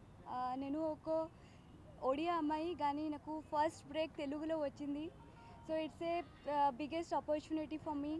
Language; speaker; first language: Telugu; non-native, learner; Odia